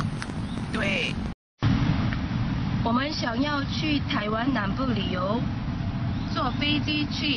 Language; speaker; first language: Chinese; non-native, learner; Korean